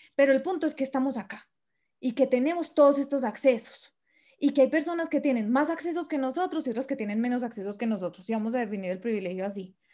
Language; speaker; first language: Spanish; native; Spanish